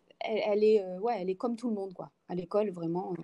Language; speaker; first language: French; native; French